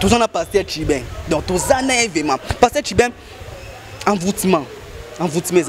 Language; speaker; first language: French; non-native, local second language; Lingala